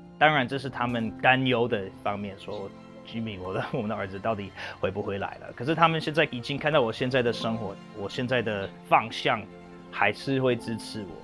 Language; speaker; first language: Chinese; non-native, fluent; English